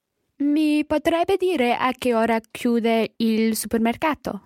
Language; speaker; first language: Italian; non-native, learner; English